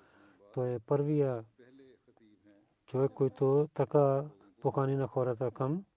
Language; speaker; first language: Bulgarian; non-native, learner; Urdu